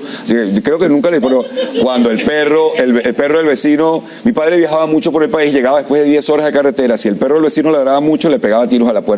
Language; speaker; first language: Spanish; native; Spanish